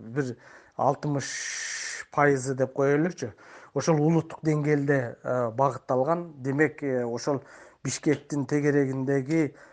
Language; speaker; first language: Kyrgyz; native; Kyrgyz